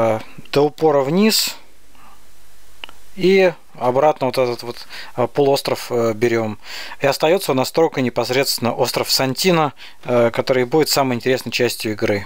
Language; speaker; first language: Russian; native; Russian